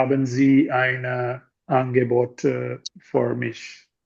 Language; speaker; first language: German; non-native, learner; Urdu